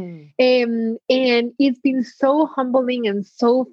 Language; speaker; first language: English; non-native, fluent; Spanish